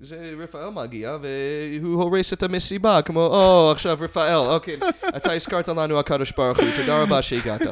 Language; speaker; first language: Hebrew; non-native, fluent; English